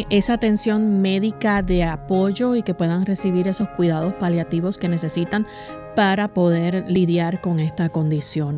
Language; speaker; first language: Spanish; native; Spanish